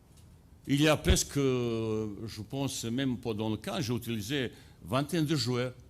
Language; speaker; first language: French; non-native, fluent; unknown